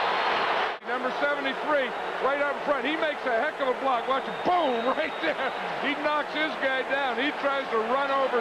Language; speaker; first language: English; native; English